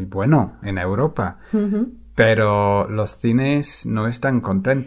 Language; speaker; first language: Spanish; non-native, fluent; English